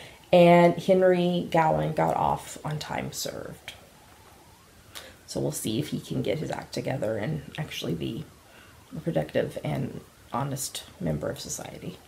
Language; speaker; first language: English; native; English